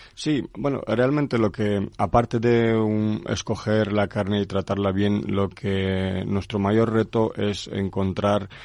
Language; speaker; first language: Spanish; non-native, fluent; Romanian